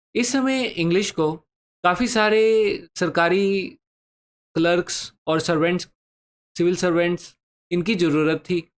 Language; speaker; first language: Hindi; native; Hindi